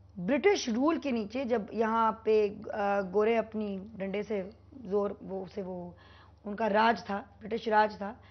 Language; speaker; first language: Urdu; native; Urdu